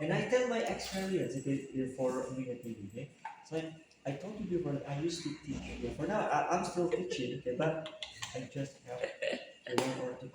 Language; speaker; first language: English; non-native, fluent; Indonesian